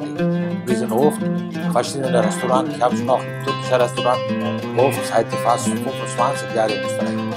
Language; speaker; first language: German; non-native, fluent; Turkish